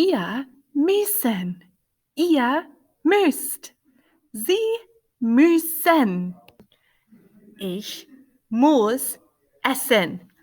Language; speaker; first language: German; non-native, fluent; English